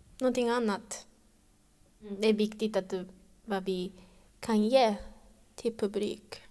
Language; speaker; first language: Swedish; non-native, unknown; Japanese